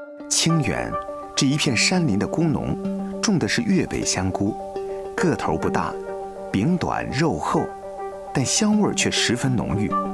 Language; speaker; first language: Chinese; native; Chinese